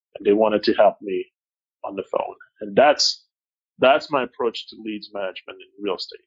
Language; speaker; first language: English; non-native, fluent; French